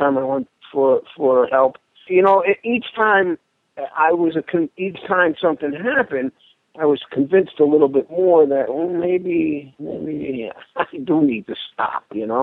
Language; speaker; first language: English; native; English